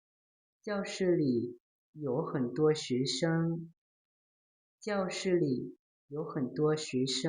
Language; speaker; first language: Chinese; non-native, learner; Lao